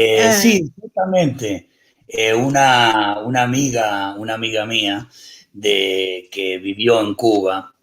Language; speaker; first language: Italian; non-native, learner; Spanish